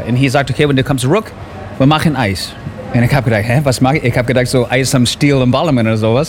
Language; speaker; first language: German; non-native, learner; English